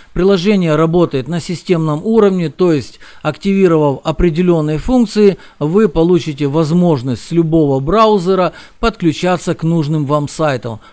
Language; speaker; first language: Russian; native; Russian